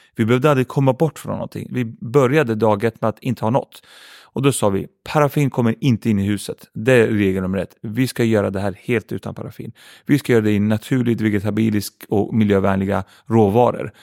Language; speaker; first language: Swedish; early bilingual, other home language; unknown